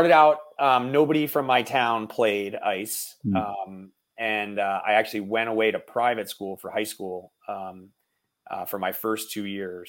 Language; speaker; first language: English; native; English